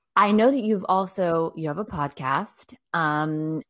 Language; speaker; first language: English; native; English